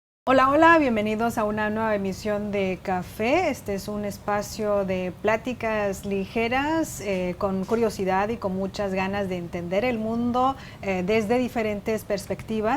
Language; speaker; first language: Spanish; non-native, fluent; Chinese